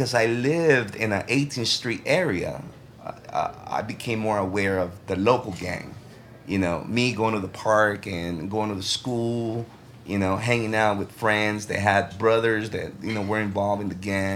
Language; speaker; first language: English; early bilingual, other home language; Spanish